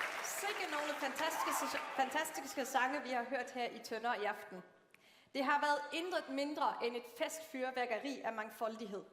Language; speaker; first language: Danish; native; Danish